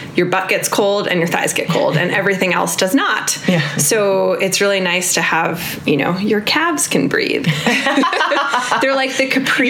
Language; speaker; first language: English; native; English